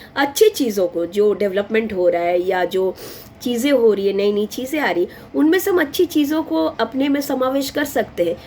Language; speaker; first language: Hindi; non-native, local second language; Bangla